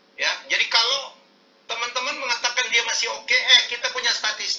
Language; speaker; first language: Indonesian; native; Indonesian